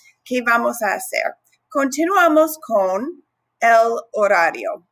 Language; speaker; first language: Spanish; non-native, fluent; English